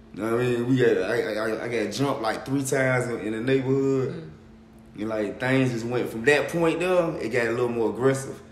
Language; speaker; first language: English; native; English